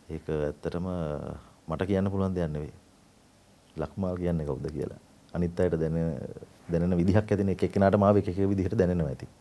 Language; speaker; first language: Sinhala; native; Sinhala